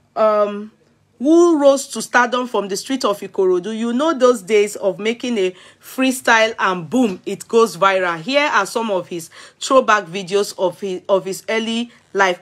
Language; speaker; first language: English; non-native, local second language; Yoruba